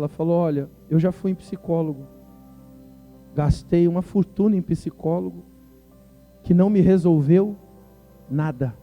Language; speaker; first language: Portuguese; native; Portuguese